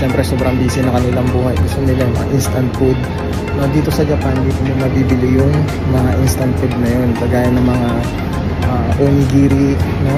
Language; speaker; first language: Filipino; native; Filipino